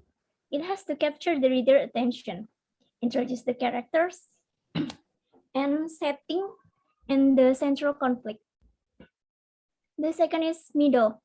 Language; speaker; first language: English; non-native, learner; Indonesian